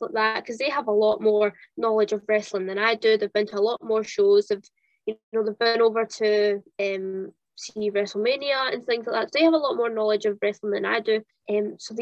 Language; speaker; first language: English; native; English